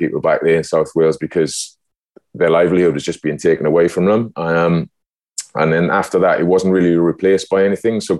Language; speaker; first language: English; native; English